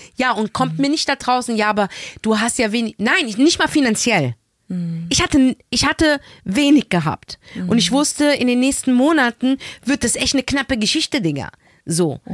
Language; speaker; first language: German; early bilingual, other home language; Arabic